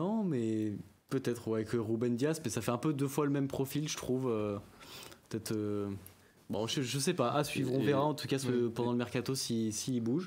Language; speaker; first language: French; native; French